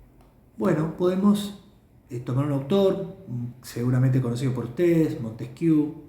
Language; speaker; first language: Spanish; native; Spanish